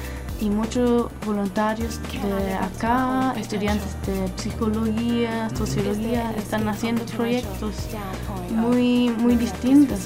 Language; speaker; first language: Spanish; non-native, learner; German